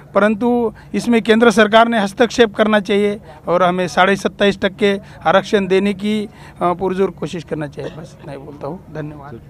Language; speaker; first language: Hindi; non-native, local second language; Marathi